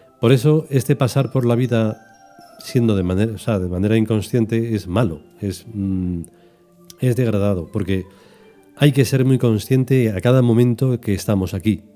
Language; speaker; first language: Spanish; native; Spanish